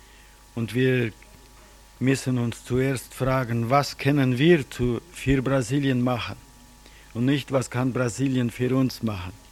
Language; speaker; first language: German; early bilingual, heritage; German